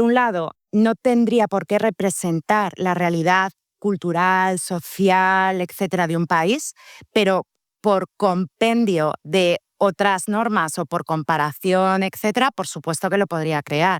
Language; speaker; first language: Spanish; native; Spanish